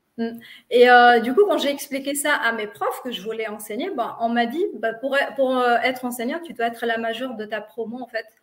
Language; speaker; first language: French; non-native, local second language; Arabic